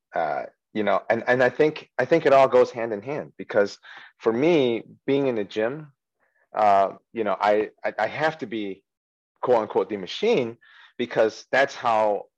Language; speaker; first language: English; early bilingual, other home language; Chinese